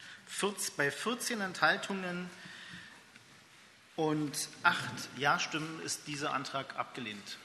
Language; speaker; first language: German; native; German